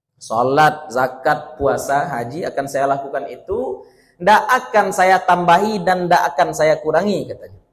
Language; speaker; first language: Malay; native; Malay